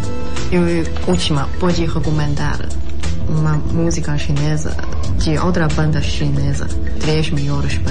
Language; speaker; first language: Portuguese; non-native, fluent; Chinese